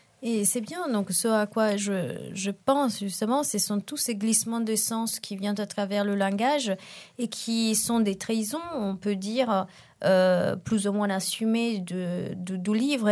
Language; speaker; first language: French; non-native, fluent; Italian